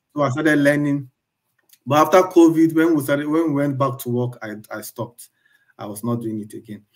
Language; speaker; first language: English; non-native, local second language; Igbo